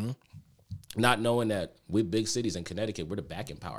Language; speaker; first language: English; native; English